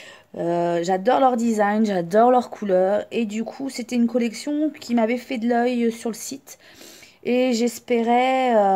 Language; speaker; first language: French; native; French